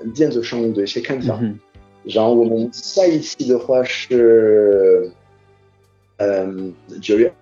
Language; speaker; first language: Chinese; non-native, fluent; French